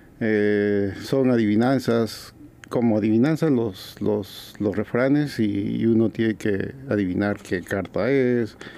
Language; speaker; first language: Spanish; native; Spanish